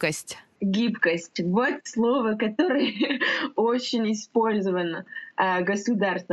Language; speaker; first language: Russian; non-native, fluent; French